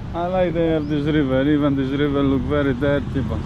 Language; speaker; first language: English; non-native, learner; Polish